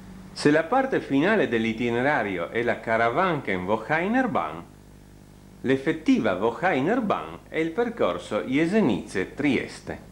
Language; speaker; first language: Italian; native; Italian